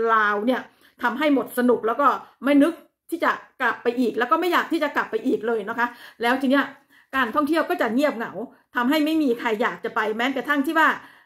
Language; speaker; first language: Thai; native; Thai